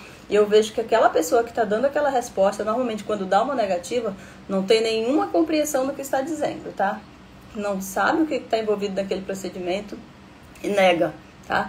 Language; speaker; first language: Portuguese; native; Portuguese